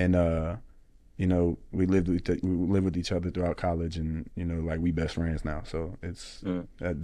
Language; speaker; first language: English; native; English